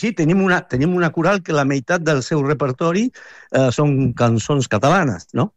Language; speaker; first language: Catalan; early bilingual, heritage; Spanish